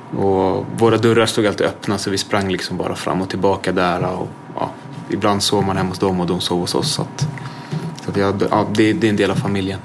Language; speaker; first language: Swedish; native; Swedish